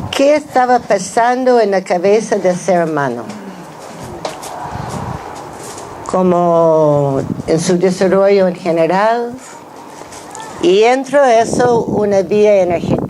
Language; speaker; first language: Spanish; non-native, fluent; English